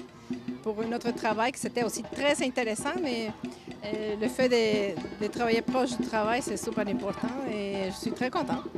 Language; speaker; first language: French; non-native, fluent; Spanish